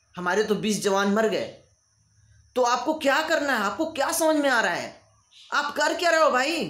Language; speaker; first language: Hindi; native; Hindi